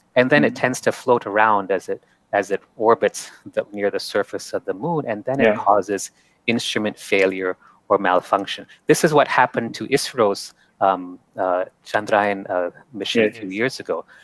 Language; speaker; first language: English; native; English